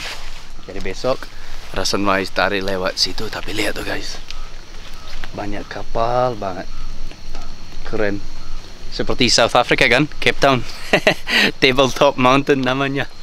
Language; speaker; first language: Indonesian; non-native, fluent; English